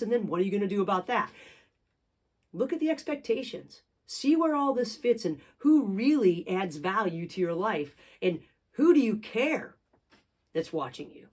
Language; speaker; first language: English; native; English